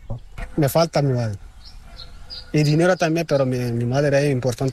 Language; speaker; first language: Spanish; non-native, learner; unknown